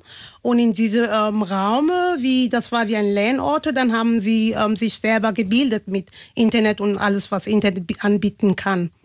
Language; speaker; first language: German; non-native, fluent; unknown